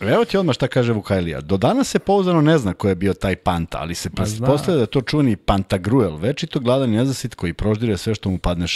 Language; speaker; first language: Serbian; native; Serbian